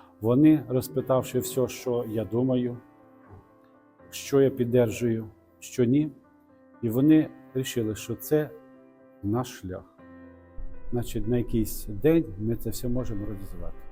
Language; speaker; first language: Ukrainian; non-native, local second language; Russian